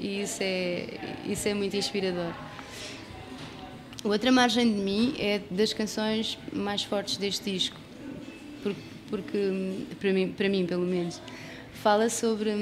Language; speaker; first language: Portuguese; native; Portuguese